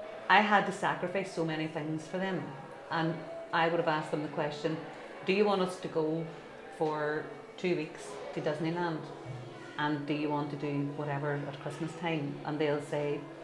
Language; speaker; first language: English; native; English